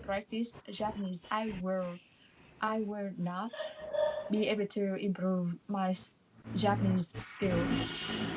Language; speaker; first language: English; non-native, learner; Vietnamese